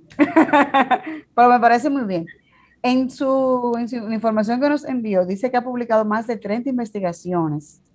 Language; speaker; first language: Spanish; native; Spanish